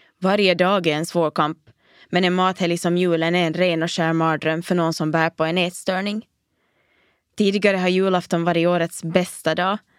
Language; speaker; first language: Swedish; native; Swedish